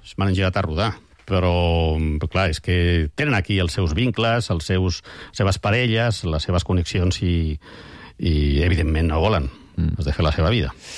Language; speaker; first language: Catalan; non-native, local second language; Spanish